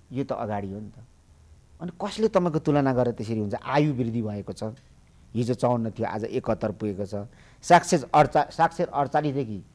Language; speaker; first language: Nepali; native; Nepali